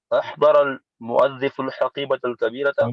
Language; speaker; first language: Arabic; non-native, learner; English